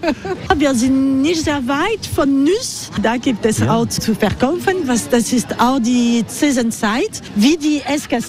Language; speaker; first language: German; non-native, learner; French